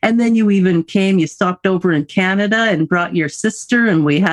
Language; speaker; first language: English; native; English